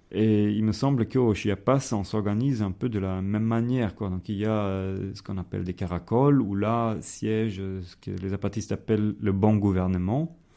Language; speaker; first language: French; non-native, fluent; German